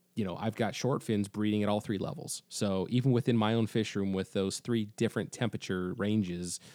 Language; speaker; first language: English; native; English